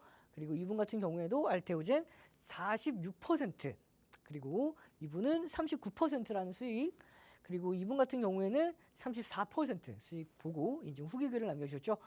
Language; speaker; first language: Korean; native; Korean